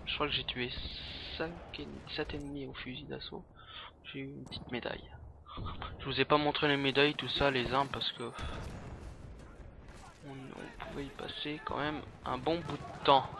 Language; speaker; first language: French; native; French